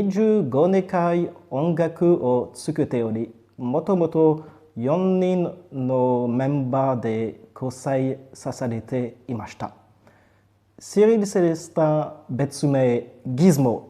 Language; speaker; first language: Japanese; non-native, learner; French